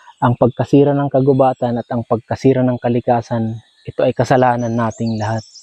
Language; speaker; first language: Filipino; non-native, local second language; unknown